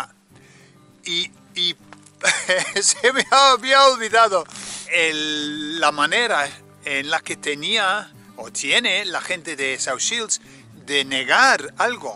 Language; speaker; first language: Spanish; native; Spanish